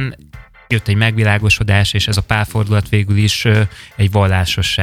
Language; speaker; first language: Hungarian; native; Hungarian